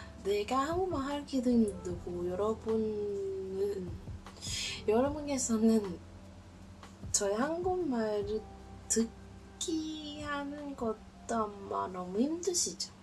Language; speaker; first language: Korean; non-native, learner; Cantonese